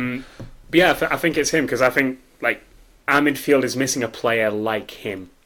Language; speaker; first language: English; native; English